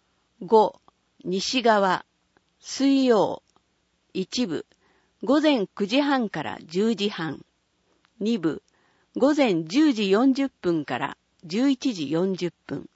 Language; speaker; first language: Japanese; native; Japanese